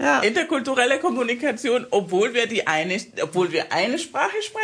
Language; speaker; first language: German; non-native, fluent; Spanish